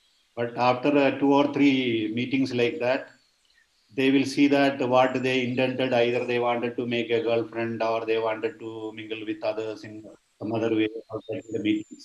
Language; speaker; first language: English; non-native, local second language; Malayalam